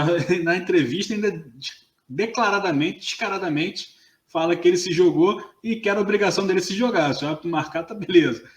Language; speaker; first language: Portuguese; native; Portuguese